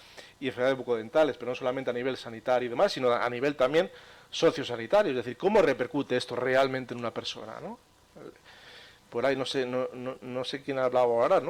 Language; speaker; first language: Spanish; native; Spanish